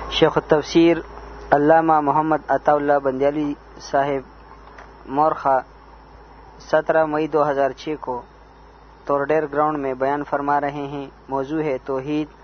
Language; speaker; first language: Urdu; non-native, local second language; Pashto